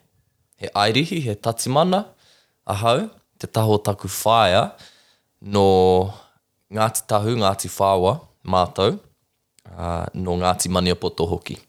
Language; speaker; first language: Māori; non-native, local second language; English